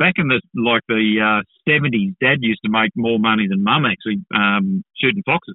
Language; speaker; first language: English; native; English